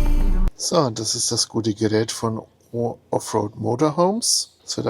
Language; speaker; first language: German; native; German